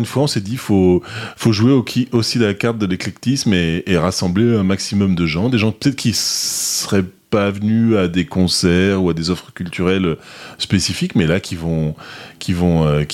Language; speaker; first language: French; native; French